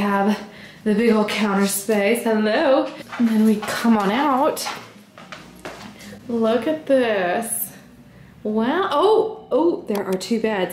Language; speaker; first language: English; native; English